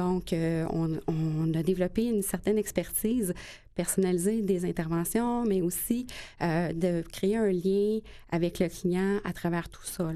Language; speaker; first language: French; native; French